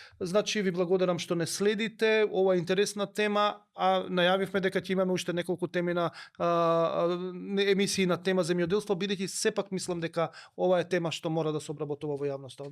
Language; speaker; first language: Macedonian; native; Macedonian